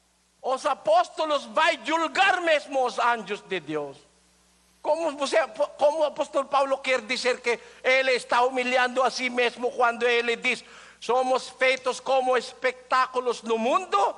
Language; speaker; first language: Portuguese; non-native, learner; Filipino